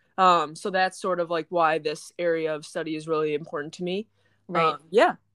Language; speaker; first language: English; native; English